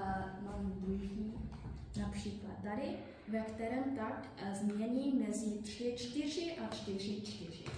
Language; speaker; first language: Czech; non-native, learner; English